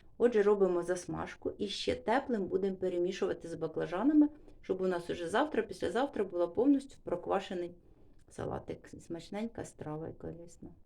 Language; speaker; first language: Ukrainian; non-native, local second language; Russian